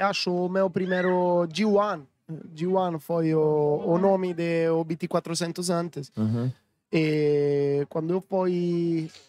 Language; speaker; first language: Portuguese; non-native, learner; Italian